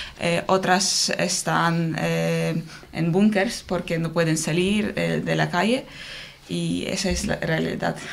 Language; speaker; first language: Spanish; non-native, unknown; Ukrainian